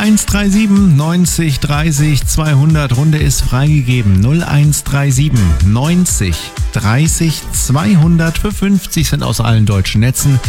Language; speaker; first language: German; native; German